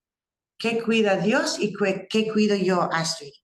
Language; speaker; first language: Spanish; non-native, fluent; English